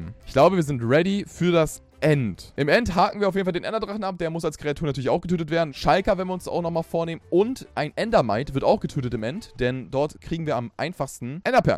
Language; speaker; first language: German; native; German